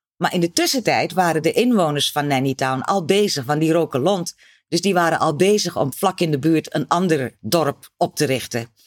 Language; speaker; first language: Dutch; native; Dutch